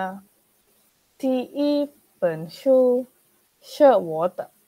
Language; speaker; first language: Chinese; non-native, learner; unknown